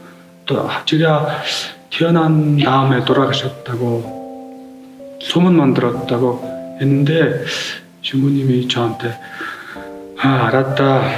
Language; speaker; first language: Korean; non-native, learner; Mongolian